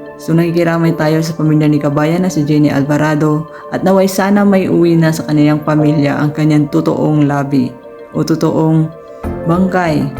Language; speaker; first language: Filipino; native; Filipino